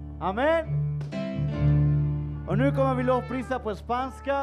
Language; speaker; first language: Swedish; non-native, fluent; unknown